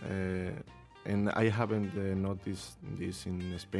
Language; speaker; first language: English; non-native, learner; Spanish